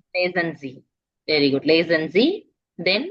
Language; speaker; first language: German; non-native, fluent; Tamil